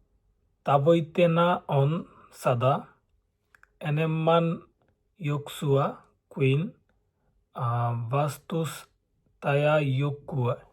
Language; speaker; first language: Finnish; non-native, learner; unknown